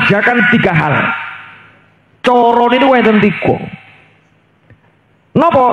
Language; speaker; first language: Indonesian; native; Indonesian